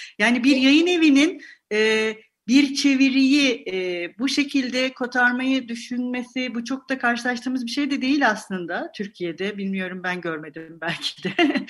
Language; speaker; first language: Turkish; native; Turkish